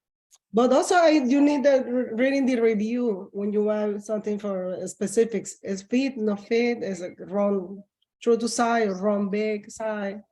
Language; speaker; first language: English; non-native, learner; Spanish